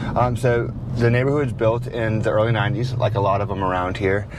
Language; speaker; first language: English; native; English